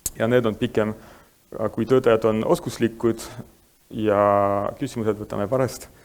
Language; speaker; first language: Estonian; non-native, fluent; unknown